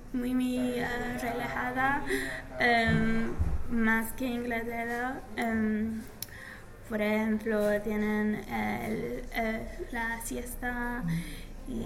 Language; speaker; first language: Spanish; non-native, learner; English